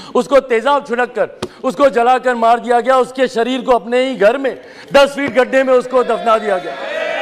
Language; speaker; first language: Hindi; native; Hindi